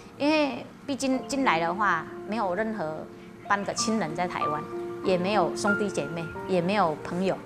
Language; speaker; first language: Chinese; early bilingual, heritage; Chinese